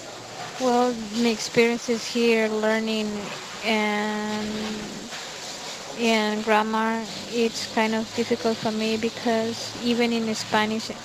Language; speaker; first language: English; non-native, fluent; Spanish